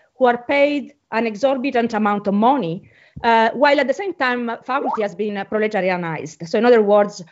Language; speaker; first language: English; non-native, fluent; Italian